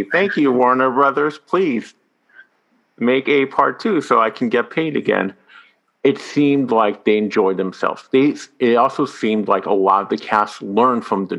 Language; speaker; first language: English; non-native, fluent; French